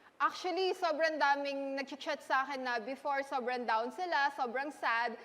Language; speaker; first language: Filipino; native; Filipino